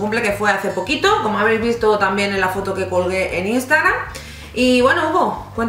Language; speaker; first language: Spanish; native; Spanish